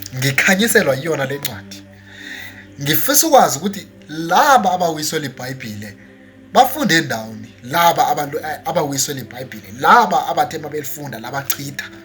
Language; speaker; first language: Zulu; non-native, local second language; Xhosa